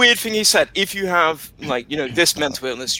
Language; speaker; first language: English; native; English